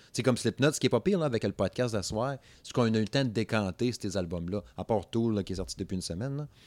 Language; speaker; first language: French; native; French